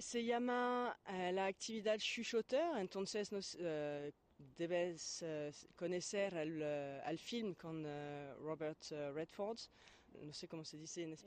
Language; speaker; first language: Spanish; non-native, fluent; French